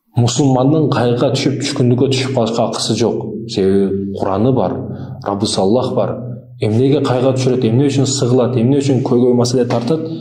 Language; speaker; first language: Kyrgyz; native; Kyrgyz